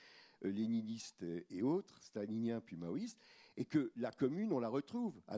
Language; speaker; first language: French; native; French